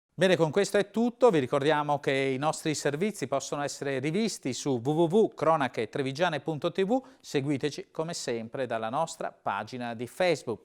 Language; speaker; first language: Italian; native; Italian